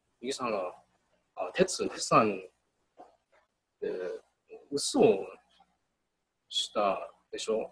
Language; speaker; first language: Japanese; non-native, learner; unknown